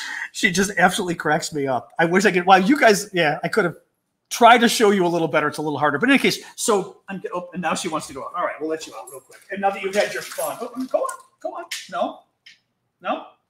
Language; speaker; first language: English; native; English